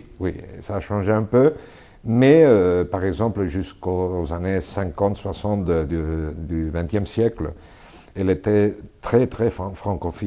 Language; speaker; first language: French; non-native, fluent; Spanish